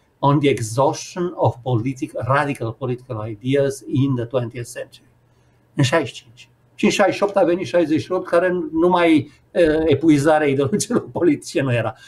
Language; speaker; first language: Romanian; native; Romanian